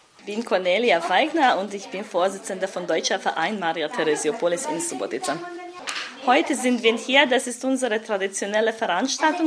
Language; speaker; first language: German; non-native, local second language; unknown